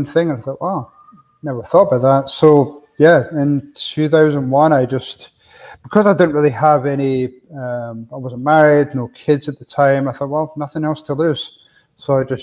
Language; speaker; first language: English; native; English